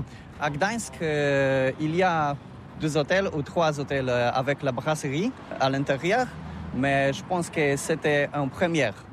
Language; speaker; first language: French; non-native, learner; Polish